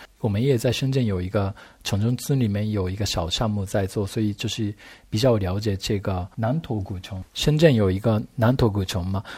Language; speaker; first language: Chinese; non-native, fluent; Japanese